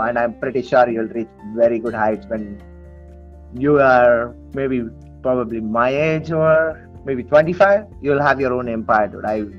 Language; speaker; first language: English; non-native, local second language; Telugu